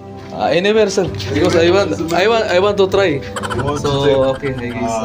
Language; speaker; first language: English; non-native, learner; Filipino